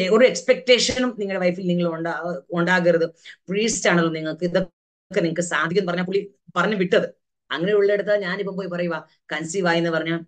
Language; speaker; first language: Malayalam; early bilingual, heritage; Malayalam